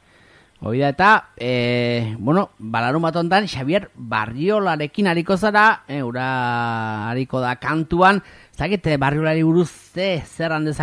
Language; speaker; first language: Basque; native; Basque